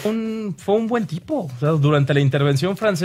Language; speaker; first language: Spanish; native; Spanish